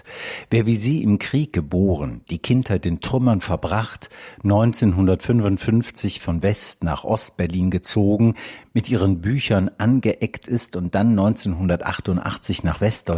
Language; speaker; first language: German; native; German